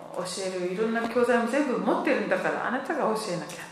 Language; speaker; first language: Japanese; native; Japanese